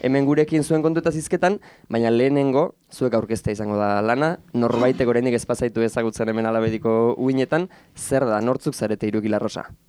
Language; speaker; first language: Basque; native; Basque